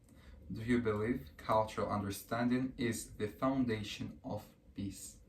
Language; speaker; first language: English; early bilingual, other home language; Russian